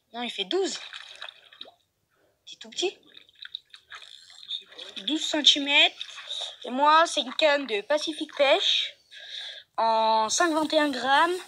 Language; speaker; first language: French; native; French